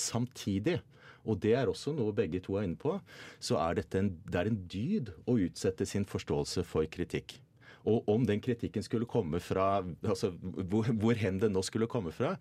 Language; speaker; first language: Norwegian; native; Norwegian